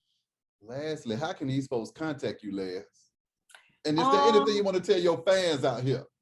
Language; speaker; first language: English; native; English